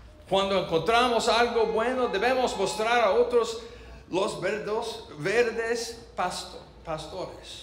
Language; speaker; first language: Spanish; non-native, learner; English